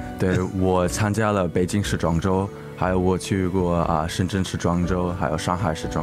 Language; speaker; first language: Chinese; early bilingual, heritage; English